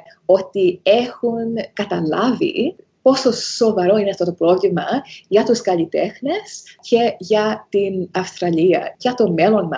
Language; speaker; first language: Greek; early bilingual, heritage; Greek